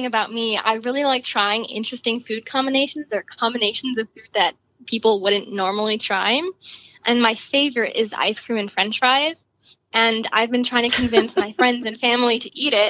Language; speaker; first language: English; native; English